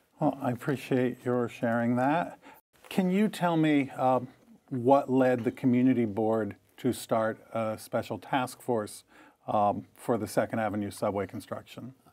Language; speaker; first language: English; native; English